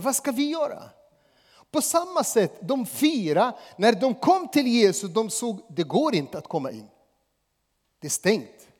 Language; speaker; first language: Swedish; non-native, fluent; Arabic